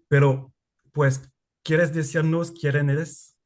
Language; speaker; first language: Spanish; non-native, learner; French